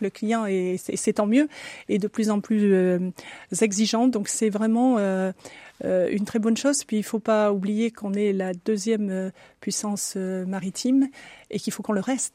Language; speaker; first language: French; native; French